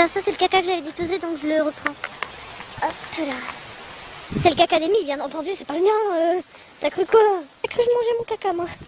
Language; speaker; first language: French; native; French